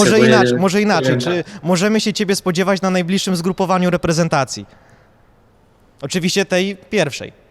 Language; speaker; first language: Polish; native; Polish